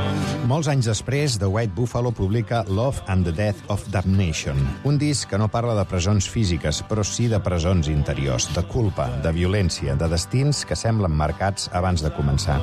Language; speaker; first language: Catalan; native; Catalan